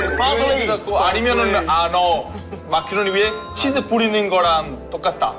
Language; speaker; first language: Korean; non-native, fluent; Italian